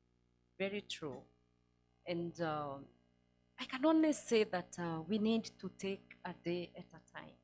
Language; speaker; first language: English; non-native, local second language; Swahili